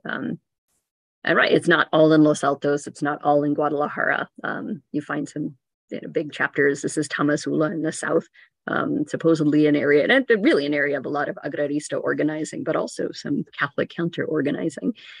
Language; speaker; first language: English; native; English